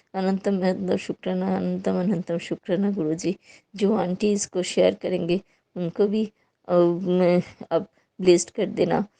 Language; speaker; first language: Hindi; non-native, local second language; Bangla